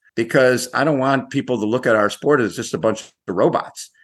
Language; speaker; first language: English; native; English